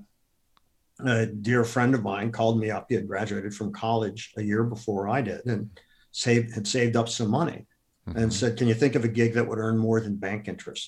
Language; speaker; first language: English; native; English